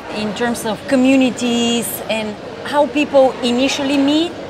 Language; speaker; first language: English; non-native, fluent; Bulgarian